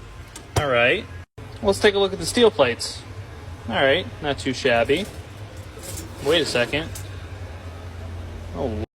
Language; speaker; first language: English; native; English